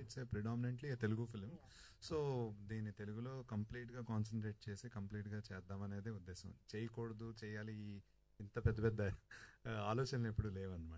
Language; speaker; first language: Telugu; native; Telugu